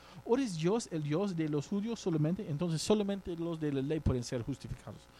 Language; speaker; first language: Spanish; non-native, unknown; English